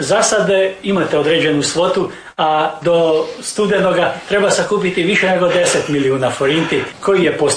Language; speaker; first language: Serbian; native; Serbian